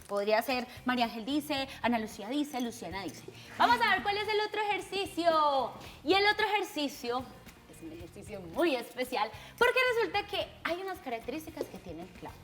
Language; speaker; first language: Spanish; native; Spanish